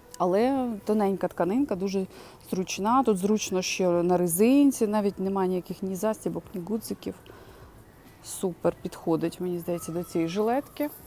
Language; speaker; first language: Ukrainian; non-native, local second language; Russian